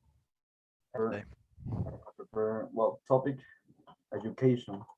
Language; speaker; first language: English; non-native, learner; Spanish